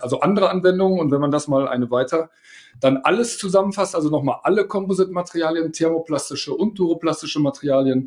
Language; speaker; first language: German; native; German